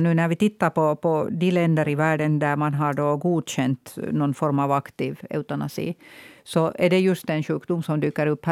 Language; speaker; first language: Swedish; native; Swedish